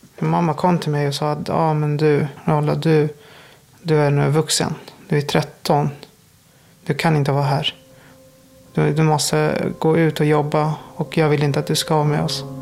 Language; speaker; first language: Swedish; non-native, fluent; Persian